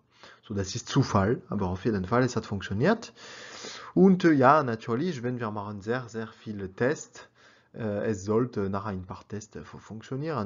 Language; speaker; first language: German; non-native, learner; French